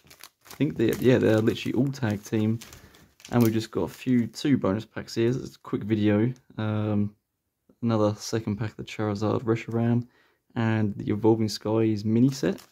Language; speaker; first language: English; native; English